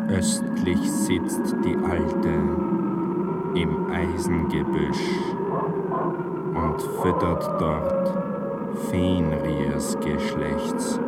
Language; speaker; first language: German; native; German